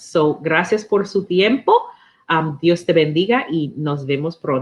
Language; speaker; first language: Spanish; non-native, learner; English